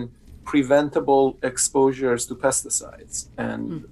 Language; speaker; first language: English; non-native, fluent; Persian